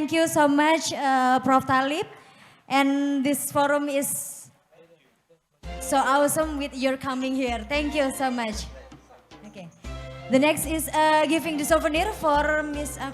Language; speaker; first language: English; non-native, fluent; Indonesian